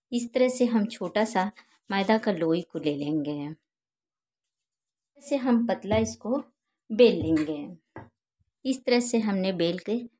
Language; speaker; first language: Hindi; native; Hindi